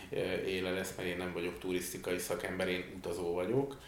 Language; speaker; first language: Hungarian; native; Hungarian